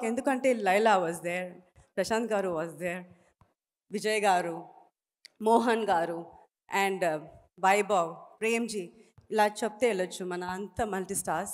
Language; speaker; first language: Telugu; non-native, fluent; Tamil